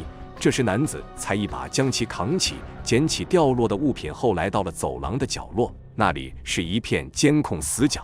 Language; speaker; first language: Chinese; native; Chinese